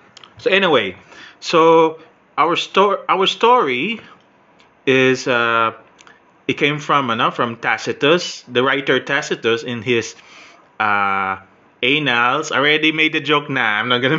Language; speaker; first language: English; non-native, local second language; Filipino